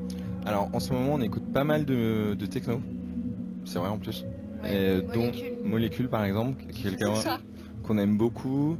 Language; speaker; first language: French; native; French